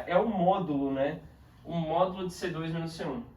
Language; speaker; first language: Portuguese; native; Portuguese